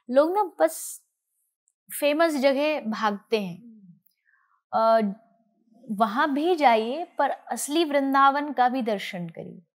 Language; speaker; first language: Hindi; native; Hindi